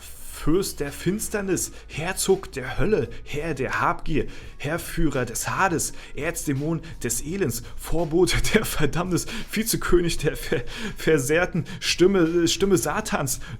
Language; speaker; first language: German; native; German